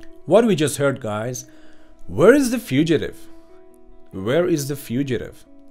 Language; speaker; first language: English; non-native, fluent; Persian